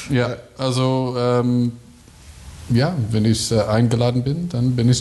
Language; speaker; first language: German; non-native, learner; English